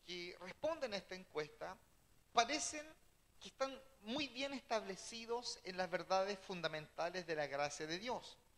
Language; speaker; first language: Spanish; native; Spanish